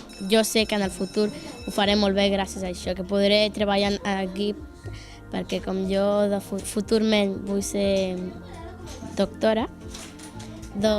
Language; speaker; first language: Catalan; early bilingual, other home language; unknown